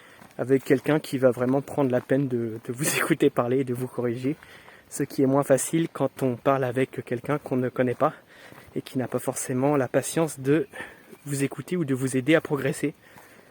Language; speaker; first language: French; native; French